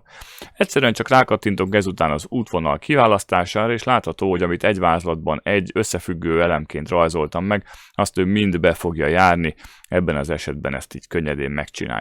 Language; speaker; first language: Hungarian; native; Hungarian